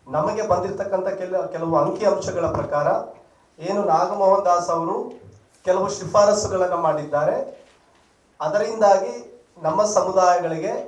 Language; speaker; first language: Kannada; non-native, local second language; Lambadi